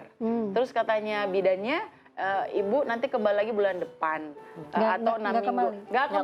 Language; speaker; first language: Indonesian; native; Indonesian